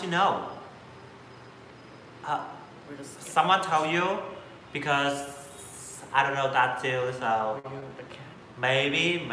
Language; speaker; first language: English; non-native, learner; Vietnamese